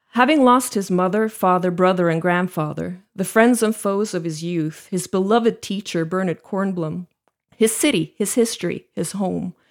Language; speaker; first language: English; non-native, fluent; Norwegian